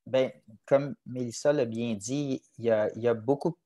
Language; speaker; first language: French; native; French